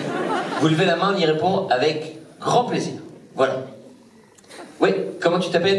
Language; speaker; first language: French; native; French